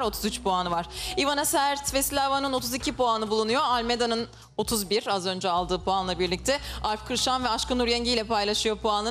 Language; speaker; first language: Turkish; native; Turkish